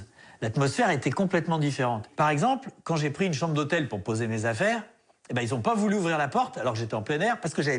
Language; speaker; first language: French; native; French